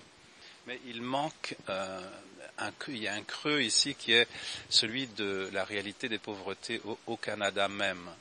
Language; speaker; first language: French; native; French